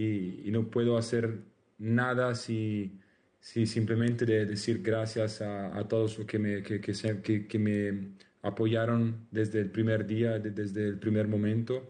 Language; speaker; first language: Spanish; non-native, learner; Italian